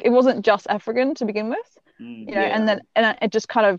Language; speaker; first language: English; native; English